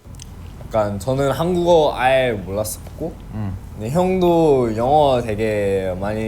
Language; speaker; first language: Korean; early bilingual, heritage; English